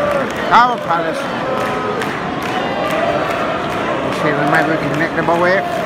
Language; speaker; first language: English; native; English